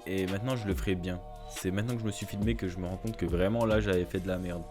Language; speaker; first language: French; native; French